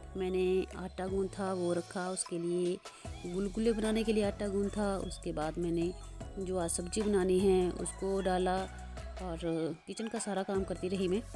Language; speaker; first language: Hindi; native; Hindi